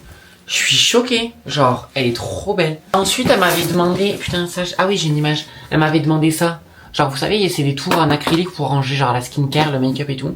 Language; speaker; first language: French; native; French